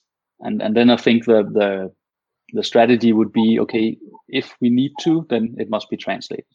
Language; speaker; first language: English; non-native, fluent; Danish